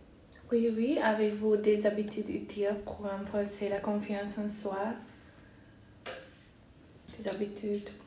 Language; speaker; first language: French; non-native, fluent; Hungarian